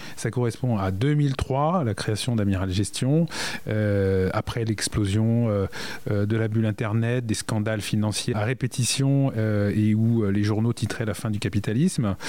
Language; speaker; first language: French; native; French